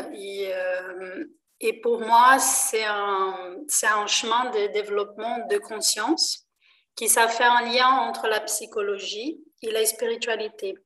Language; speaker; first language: French; non-native, fluent; Portuguese